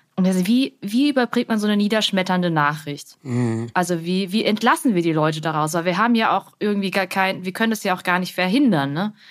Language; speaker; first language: German; early bilingual, other home language; Vietnamese